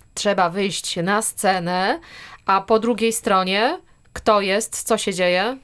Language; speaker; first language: Polish; native; Polish